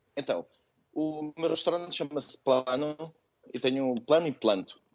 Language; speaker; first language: Portuguese; native; Portuguese